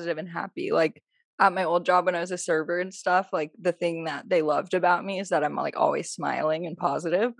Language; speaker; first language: English; native; English